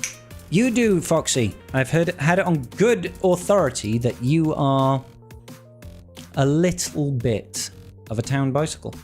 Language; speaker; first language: English; native; English